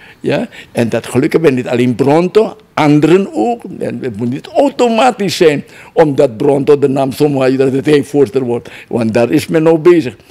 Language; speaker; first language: Dutch; non-native, local second language; Javanese